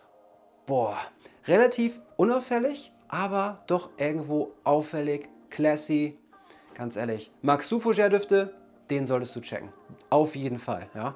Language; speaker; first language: German; native; German